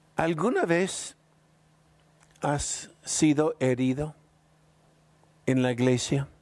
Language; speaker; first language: Spanish; non-native, fluent; English